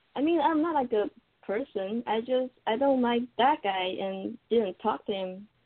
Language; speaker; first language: English; non-native, fluent; Chinese